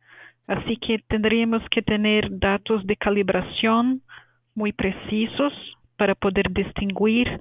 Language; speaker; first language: Spanish; non-native, fluent; Portuguese